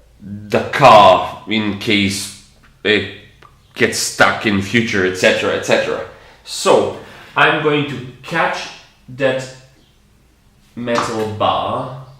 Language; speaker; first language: English; non-native, fluent; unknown